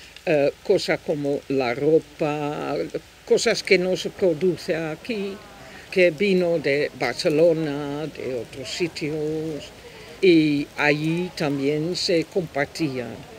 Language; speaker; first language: Spanish; non-native, fluent; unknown